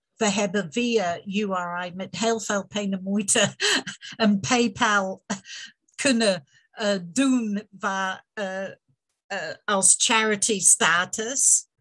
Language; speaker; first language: Dutch; non-native, fluent; English